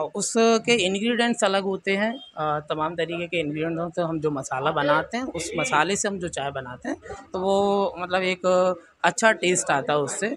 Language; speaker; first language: Hindi; native; Hindi